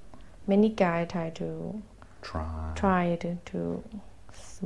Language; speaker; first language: English; non-native, learner; Thai